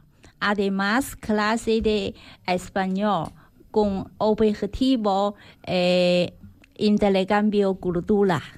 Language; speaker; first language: Spanish; non-native, learner; Chinese